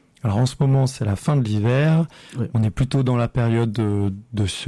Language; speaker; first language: French; native; French